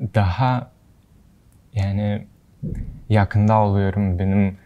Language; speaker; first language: Turkish; non-native, learner; Kazakh